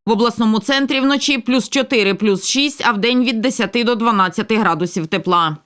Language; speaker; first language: Ukrainian; native; Ukrainian